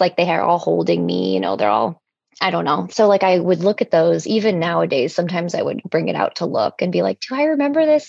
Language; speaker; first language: English; native; English